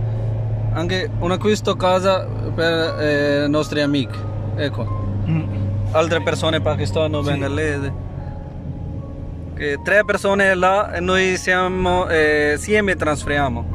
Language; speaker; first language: Italian; non-native, learner; Punjabi